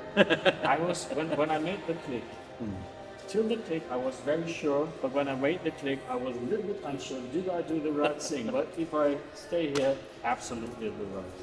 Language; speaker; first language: English; non-native, fluent; German